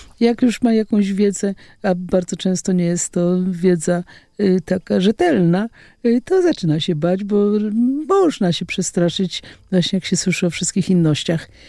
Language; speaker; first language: Polish; native; Polish